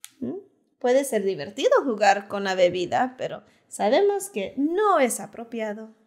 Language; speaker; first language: Spanish; early bilingual, heritage; Spanish